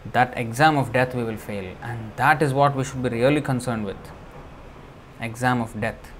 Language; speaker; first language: English; non-native, local second language; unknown